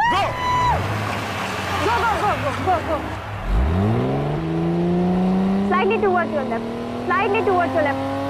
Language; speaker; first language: English; non-native, local second language; Hindi